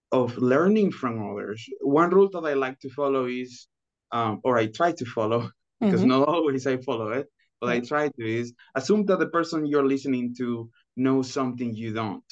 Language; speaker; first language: English; non-native, fluent; Spanish